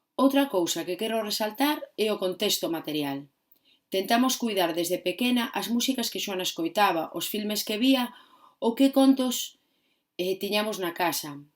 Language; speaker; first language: Galician; non-native, local second language; Spanish